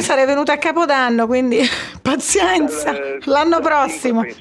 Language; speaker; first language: Italian; native; Italian